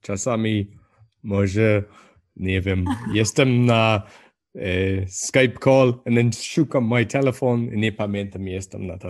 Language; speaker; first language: Polish; non-native, learner; English